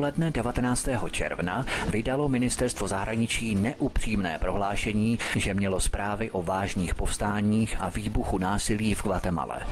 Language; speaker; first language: Czech; native; Czech